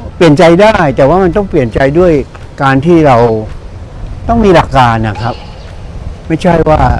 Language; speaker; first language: Thai; native; Thai